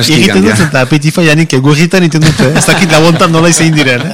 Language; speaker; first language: Basque; native; Basque